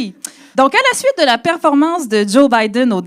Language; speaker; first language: French; native; French